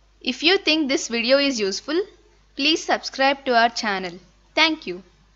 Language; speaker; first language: English; non-native, local second language; Telugu